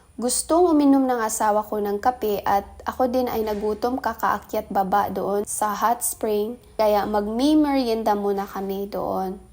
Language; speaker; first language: Filipino; native; Filipino